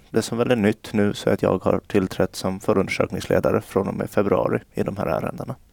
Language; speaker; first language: Swedish; native; Swedish